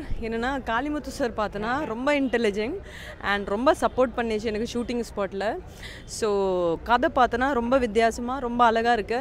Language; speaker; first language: Tamil; non-native, fluent; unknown